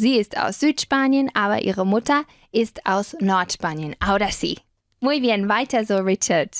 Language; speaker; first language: German; non-native, fluent; Spanish